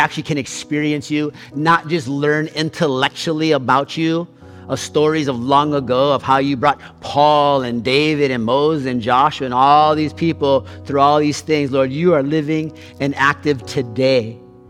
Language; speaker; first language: English; native; English